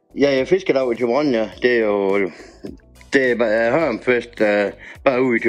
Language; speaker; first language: Danish; native; Danish